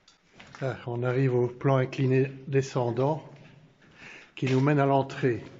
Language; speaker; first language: French; native; French